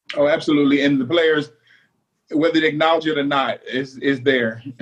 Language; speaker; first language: English; native; English